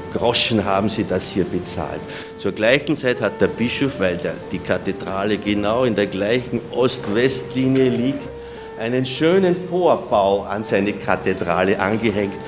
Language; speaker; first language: German; native; German